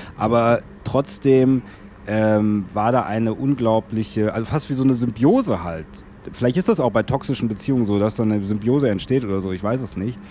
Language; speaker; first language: German; native; German